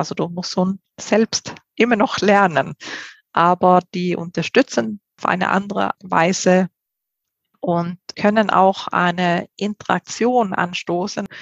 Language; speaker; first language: German; non-native, fluent; Swedish